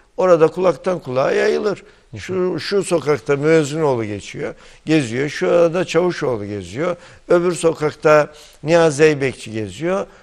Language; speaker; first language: Turkish; native; Turkish